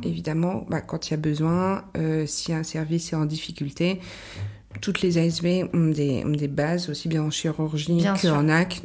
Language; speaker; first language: French; native; French